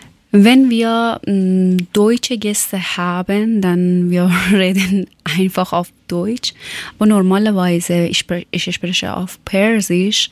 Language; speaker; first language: German; non-native, learner; Persian